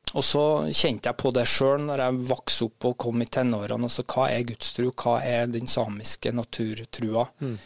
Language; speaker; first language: Norwegian; native; Norwegian